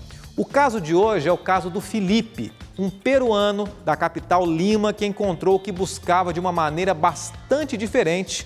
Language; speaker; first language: Portuguese; native; Portuguese